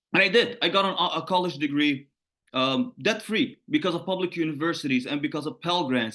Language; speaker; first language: English; non-native, fluent; Arabic